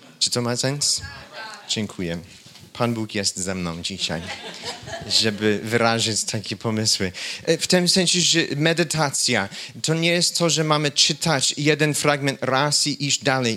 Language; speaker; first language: Polish; non-native, fluent; English